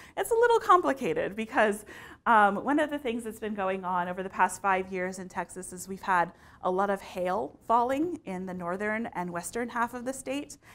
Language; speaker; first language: English; native; English